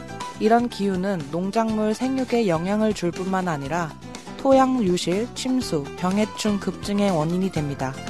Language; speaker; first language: Korean; native; Korean